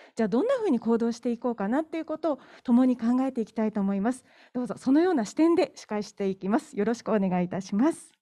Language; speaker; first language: Japanese; native; Japanese